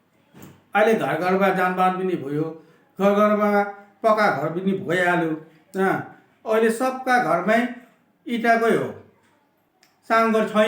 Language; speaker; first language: Nepali; non-native, local second language; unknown